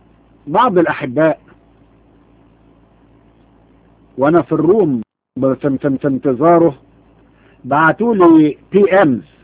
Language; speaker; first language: Arabic; native; Arabic